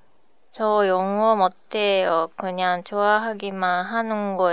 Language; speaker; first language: Korean; non-native, learner; Japanese